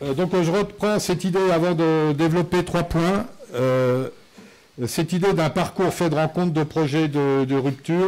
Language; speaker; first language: French; native; French